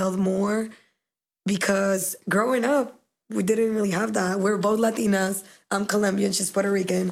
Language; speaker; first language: English; non-native, fluent; Spanish